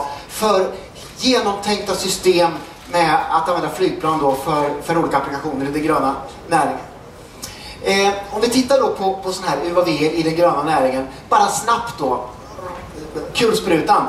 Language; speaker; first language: Swedish; native; Swedish